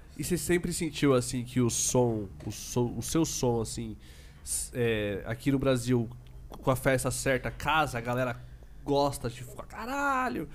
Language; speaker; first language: Portuguese; native; Portuguese